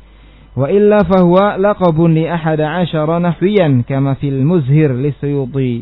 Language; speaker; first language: Arabic; non-native, fluent; Indonesian